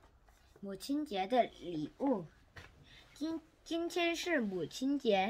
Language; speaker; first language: Chinese; non-native, learner; Korean